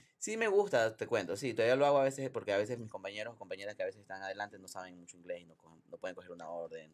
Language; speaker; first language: Spanish; native; Spanish